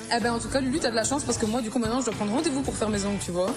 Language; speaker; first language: French; native; French